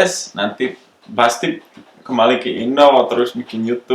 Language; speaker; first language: Indonesian; non-native, local second language; English